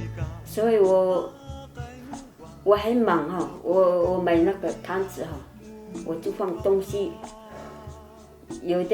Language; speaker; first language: Chinese; non-native, local second language; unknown